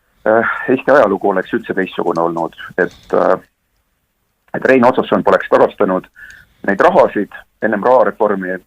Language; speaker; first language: Estonian; native; Estonian